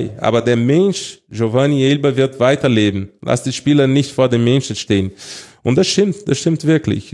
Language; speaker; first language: German; non-native, fluent; Portuguese